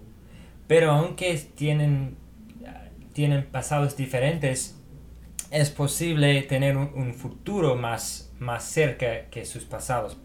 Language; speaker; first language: Spanish; non-native, fluent; English